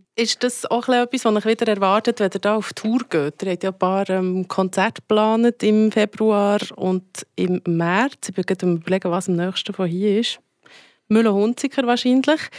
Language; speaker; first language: German; native; German